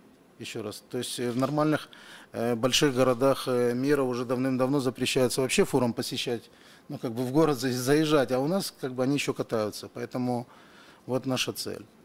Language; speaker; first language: Russian; native; Russian